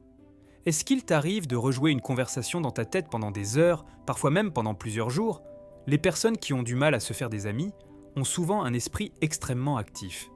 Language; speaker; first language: French; native; French